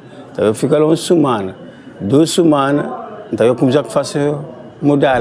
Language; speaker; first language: Portuguese; non-native, learner; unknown